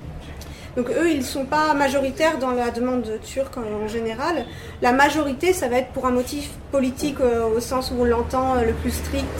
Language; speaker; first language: French; native; French